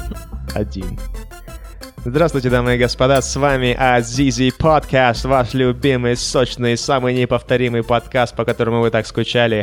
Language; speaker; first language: Russian; native; Russian